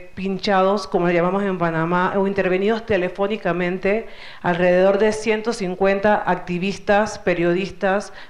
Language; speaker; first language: Spanish; native; Spanish